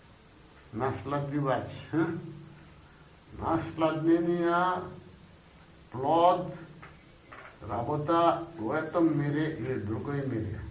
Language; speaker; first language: Russian; non-native, learner; Bangla